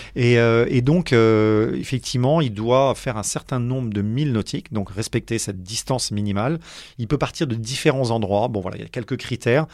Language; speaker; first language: French; native; French